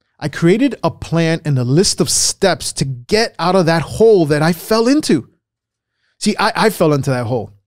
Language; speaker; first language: English; early bilingual, other home language; Spanish